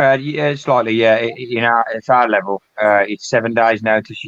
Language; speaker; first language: English; native; English